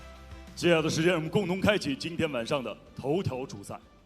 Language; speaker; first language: Chinese; native; Chinese